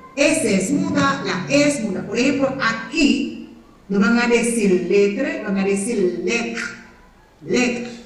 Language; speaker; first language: Spanish; non-native, fluent; French